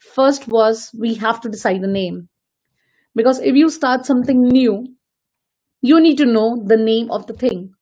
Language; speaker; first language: English; non-native, local second language; Hindi